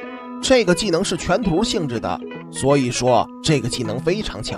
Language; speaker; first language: Chinese; native; Chinese